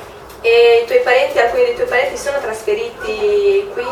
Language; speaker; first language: Italian; native; Italian